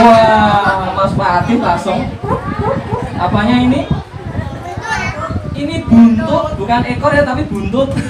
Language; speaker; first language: Indonesian; native; Indonesian